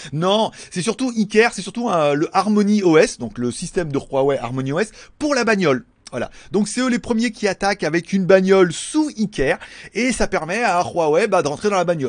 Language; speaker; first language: French; native; French